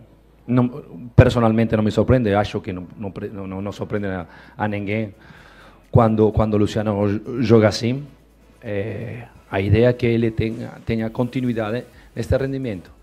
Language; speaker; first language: Portuguese; non-native, fluent; Spanish